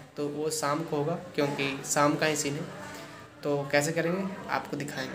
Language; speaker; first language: Hindi; native; Hindi